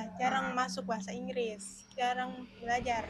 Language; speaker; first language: Indonesian; non-native, local second language; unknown